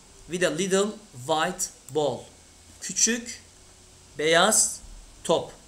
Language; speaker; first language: English; non-native, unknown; Turkish